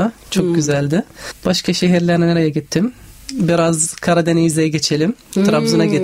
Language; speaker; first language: Turkish; non-native, fluent; Arabic